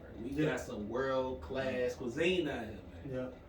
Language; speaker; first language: English; native; English